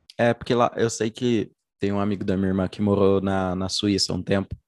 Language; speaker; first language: Portuguese; native; Portuguese